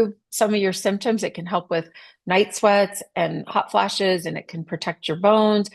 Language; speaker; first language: English; native; English